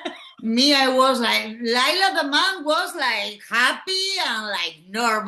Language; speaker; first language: English; non-native, learner; Catalan